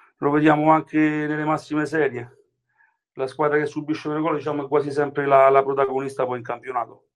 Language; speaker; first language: Italian; native; Italian